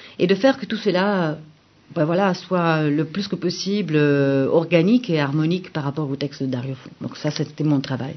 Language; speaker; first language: French; non-native, fluent; Italian